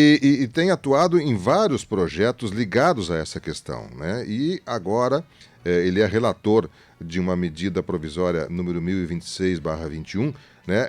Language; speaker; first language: Portuguese; native; Portuguese